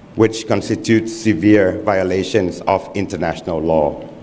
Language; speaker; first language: English; non-native, fluent; Thai